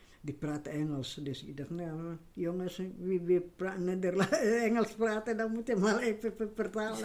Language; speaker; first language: Dutch; non-native, learner; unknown